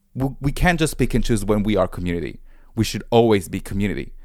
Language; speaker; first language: English; non-native, fluent; Italian